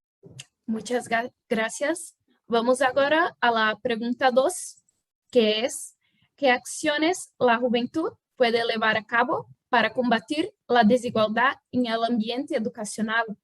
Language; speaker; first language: Spanish; non-native, fluent; Portuguese